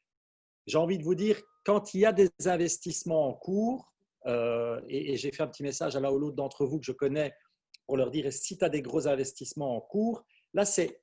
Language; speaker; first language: French; native; French